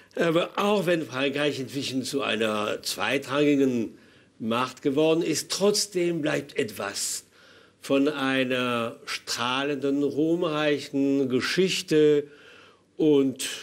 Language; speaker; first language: German; non-native, fluent; French